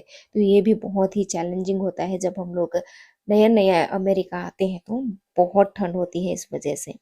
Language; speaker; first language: Hindi; non-native, local second language; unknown